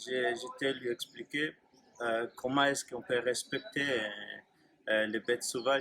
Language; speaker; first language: French; non-native, learner; Swahili